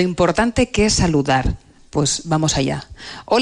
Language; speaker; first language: Spanish; native; Spanish